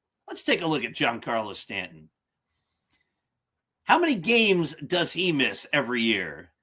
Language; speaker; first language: English; native; English